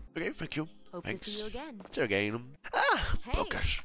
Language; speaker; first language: English; non-native, learner; Polish